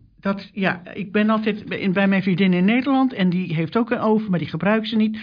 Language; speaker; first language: Dutch; native; Dutch